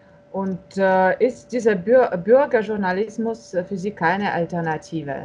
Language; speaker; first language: German; non-native, fluent; Russian